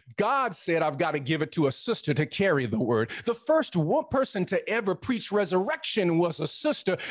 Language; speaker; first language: English; native; English